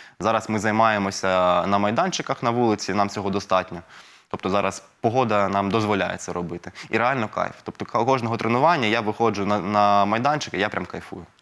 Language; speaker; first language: Ukrainian; non-native, local second language; Russian